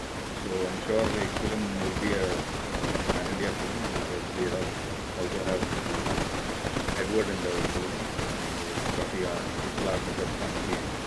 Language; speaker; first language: Hindi; non-native, local second language; Tamil